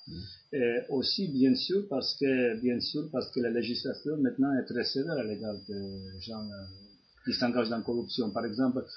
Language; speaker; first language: French; non-native, fluent; Georgian